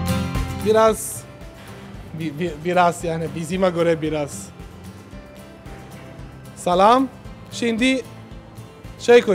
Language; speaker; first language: Turkish; non-native, learner; Italian